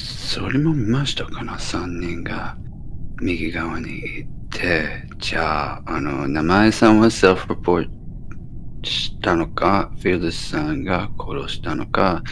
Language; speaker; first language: Japanese; non-native, learner; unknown